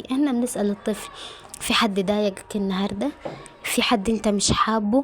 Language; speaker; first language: Arabic; native; Arabic